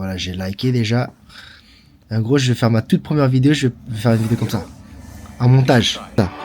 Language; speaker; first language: French; native; French